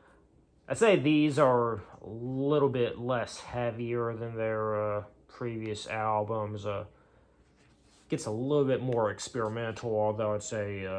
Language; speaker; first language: English; native; English